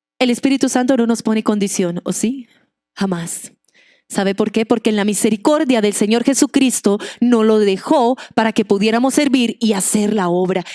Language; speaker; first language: Spanish; non-native, local second language; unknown